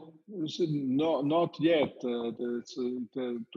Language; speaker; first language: English; non-native, learner; Italian